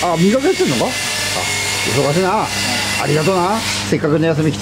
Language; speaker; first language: Japanese; native; Japanese